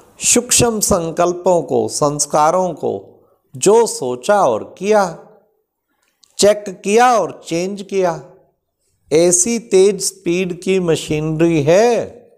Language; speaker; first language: Hindi; native; Hindi